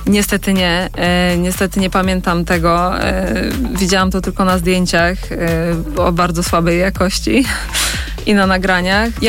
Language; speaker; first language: Polish; native; Polish